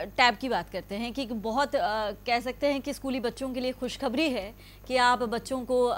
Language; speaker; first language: Hindi; native; Hindi